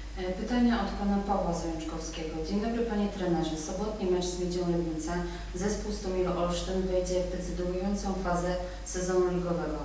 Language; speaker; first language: Polish; native; Polish